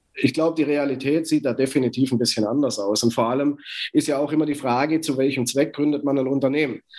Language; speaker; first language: German; native; German